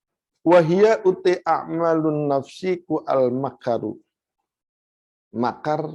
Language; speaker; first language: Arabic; non-native, fluent; Javanese